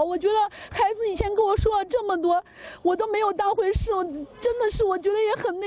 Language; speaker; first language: Chinese; native; Chinese